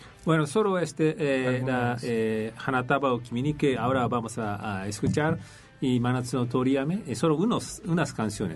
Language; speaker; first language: Spanish; non-native, fluent; Japanese